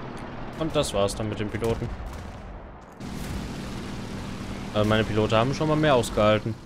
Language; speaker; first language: German; native; German